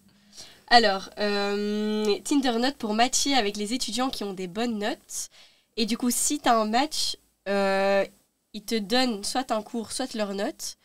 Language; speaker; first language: French; native; French